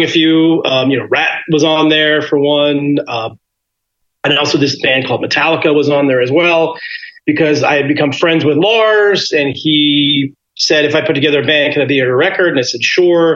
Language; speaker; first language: English; native; English